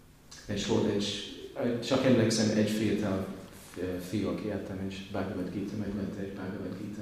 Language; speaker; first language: Hungarian; non-native, learner; English